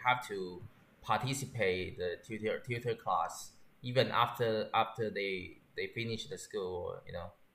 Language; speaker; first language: English; non-native, learner; Chinese